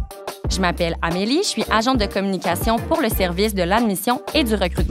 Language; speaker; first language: French; native; French